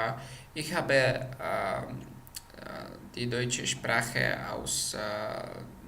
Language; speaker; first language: German; non-native, learner; Czech